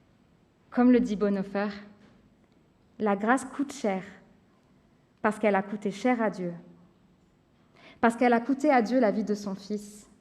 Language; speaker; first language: French; native; French